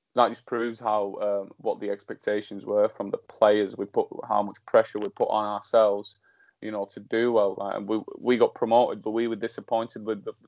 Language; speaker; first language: English; early bilingual, other home language; Slovak